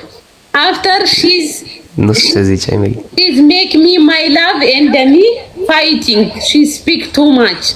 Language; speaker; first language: English; non-native, learner; Amharic